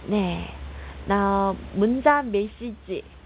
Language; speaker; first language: Korean; non-native, fluent; Chinese